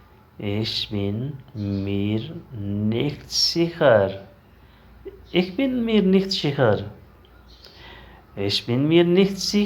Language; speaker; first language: German; non-native, learner; Urdu